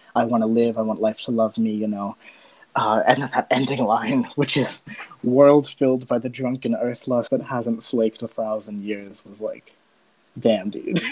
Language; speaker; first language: English; native; English